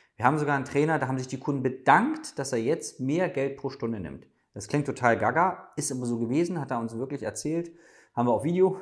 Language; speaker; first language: German; native; German